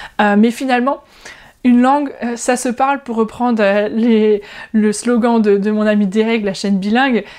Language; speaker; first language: French; native; French